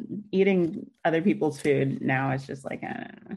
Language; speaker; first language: English; native; English